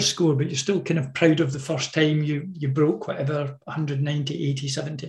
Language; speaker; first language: English; native; English